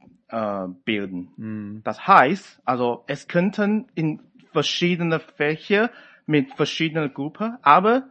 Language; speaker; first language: German; non-native, fluent; Chinese